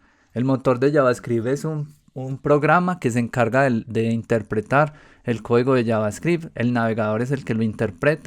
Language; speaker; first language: Spanish; native; Spanish